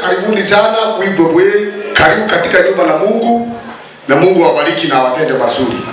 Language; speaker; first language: Swahili; non-native, local second language; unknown